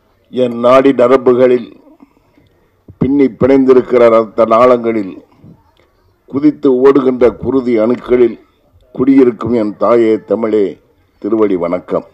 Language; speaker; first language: Tamil; native; Tamil